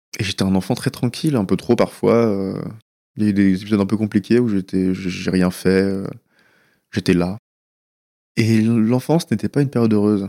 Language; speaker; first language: French; early bilingual, other home language; Persian